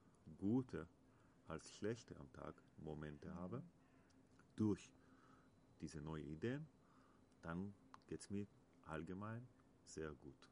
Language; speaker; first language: German; non-native, learner; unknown